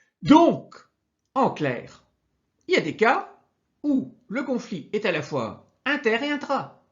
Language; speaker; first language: French; native; French